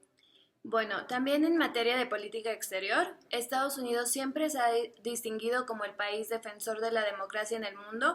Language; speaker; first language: Spanish; native; Spanish